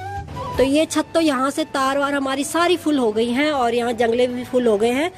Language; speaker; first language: Hindi; native; Hindi